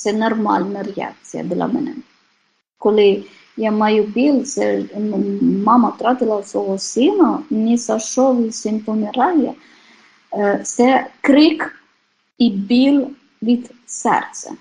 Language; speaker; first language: Ukrainian; non-native, fluent; Polish